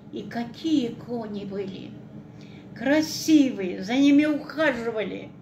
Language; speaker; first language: Russian; non-native, local second language; Tatar